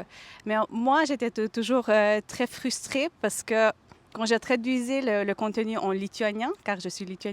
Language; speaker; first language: French; non-native, fluent; Lithuanian